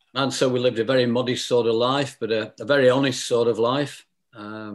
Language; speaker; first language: English; native; English